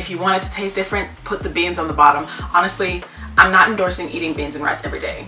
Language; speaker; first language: English; native; English